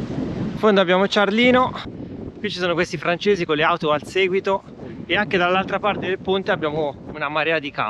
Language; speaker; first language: Italian; native; Italian